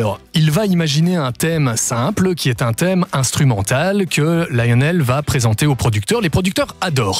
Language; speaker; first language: French; native; French